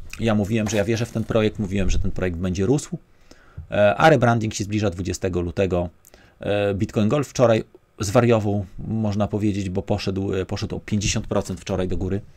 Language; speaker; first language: Polish; native; Polish